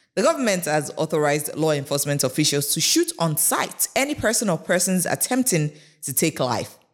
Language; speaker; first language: English; non-native, local second language; Yoruba